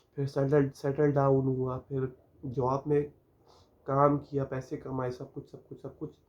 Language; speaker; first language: Urdu; non-native, local second language; Punjabi